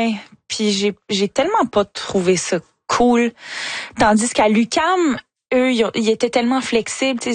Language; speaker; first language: French; native; French